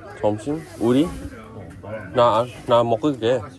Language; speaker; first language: Korean; non-native, learner; Thai